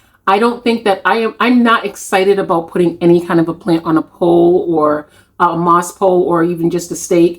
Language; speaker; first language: English; native; English